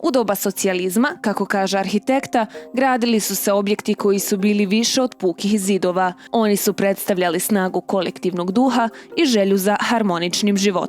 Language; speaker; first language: Bosnian; native; Bosnian